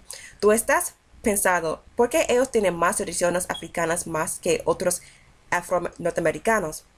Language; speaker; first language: Spanish; non-native, learner; English